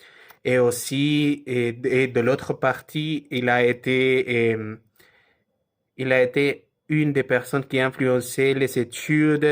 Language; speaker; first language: French; non-native, learner; Spanish